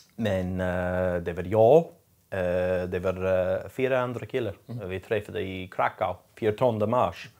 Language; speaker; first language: Swedish; non-native, learner; English